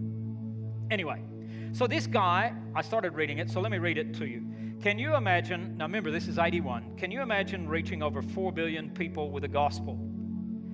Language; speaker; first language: English; native; English